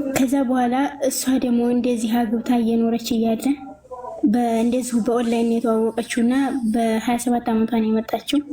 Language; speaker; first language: Amharic; native; Amharic